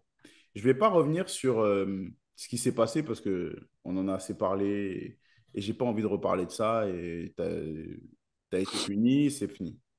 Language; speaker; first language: French; native; French